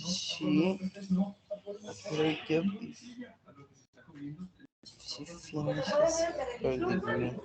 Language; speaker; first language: English; non-native, learner; Spanish